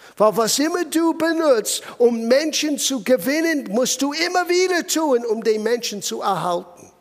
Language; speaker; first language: German; non-native, fluent; English